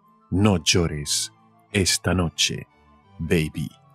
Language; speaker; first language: Spanish; native; Spanish